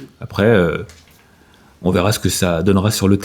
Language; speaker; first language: French; native; French